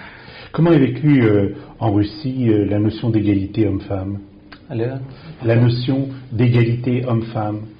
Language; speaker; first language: French; native; French